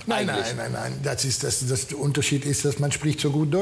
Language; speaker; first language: German; non-native, learner; Dutch